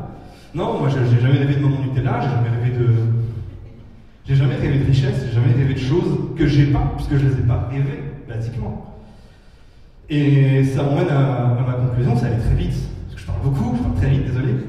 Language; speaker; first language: French; native; French